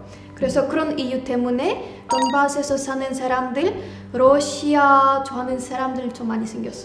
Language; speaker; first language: Korean; non-native, fluent; Ukrainian